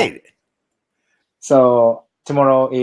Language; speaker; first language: English; non-native, learner; Japanese